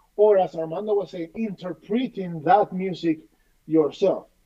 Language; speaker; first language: English; non-native, fluent; Spanish